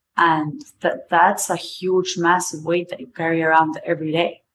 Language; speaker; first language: English; non-native, fluent; Spanish